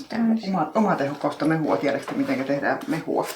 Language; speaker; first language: Finnish; native; Finnish